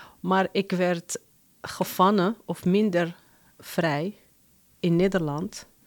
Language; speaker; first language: Dutch; non-native, fluent; Arabic